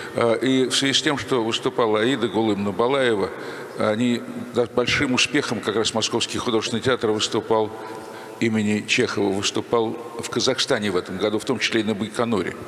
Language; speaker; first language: Russian; native; Russian